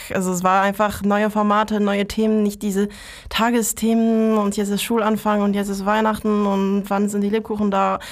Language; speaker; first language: German; non-native, fluent; French